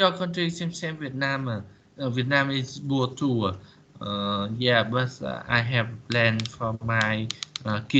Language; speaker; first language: English; non-native, learner; Vietnamese